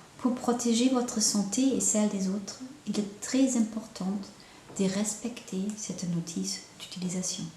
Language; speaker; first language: French; non-native, fluent; German